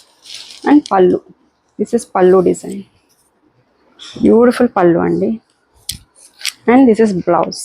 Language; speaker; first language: Telugu; native; Telugu